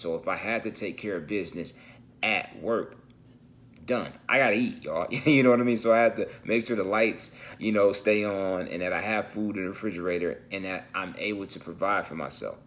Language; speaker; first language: English; native; English